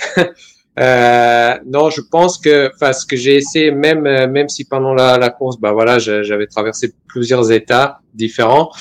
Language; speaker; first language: French; non-native, fluent; Serbian